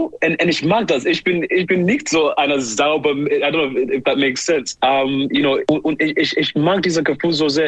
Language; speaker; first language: German; non-native, learner; English